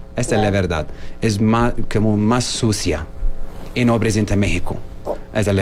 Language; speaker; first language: Spanish; non-native, learner; Arabic